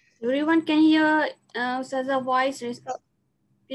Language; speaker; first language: English; non-native, local second language; Malay